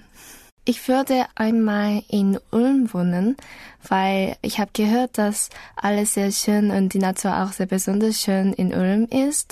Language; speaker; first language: German; non-native, learner; Korean